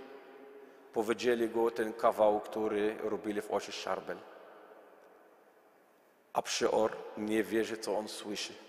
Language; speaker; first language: Polish; non-native, learner; Arabic